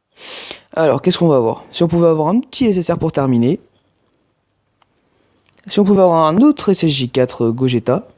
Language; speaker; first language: French; native; French